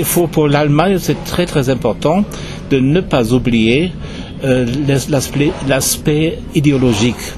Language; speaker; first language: French; non-native, fluent; German